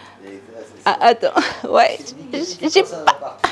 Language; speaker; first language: French; non-native, local second language; Arabic